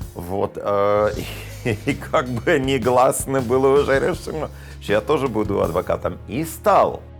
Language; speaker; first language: Russian; non-native, fluent; English